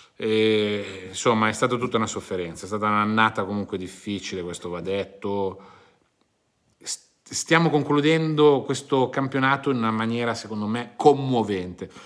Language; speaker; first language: Italian; native; Italian